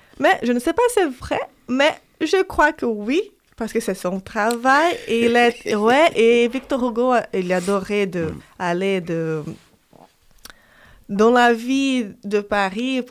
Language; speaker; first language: French; non-native, fluent; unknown